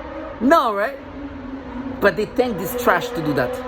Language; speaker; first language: English; non-native, fluent; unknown